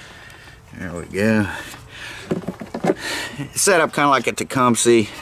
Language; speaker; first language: English; native; English